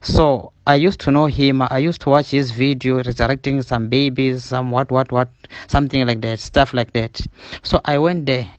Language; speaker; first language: English; non-native, learner; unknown